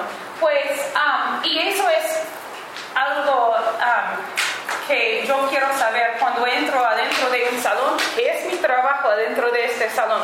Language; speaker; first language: Spanish; non-native, fluent; English